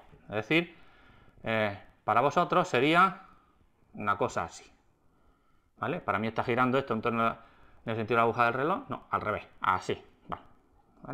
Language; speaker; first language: Spanish; native; Spanish